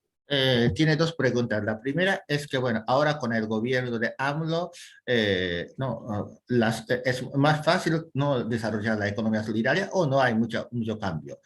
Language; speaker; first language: Spanish; non-native, fluent; Japanese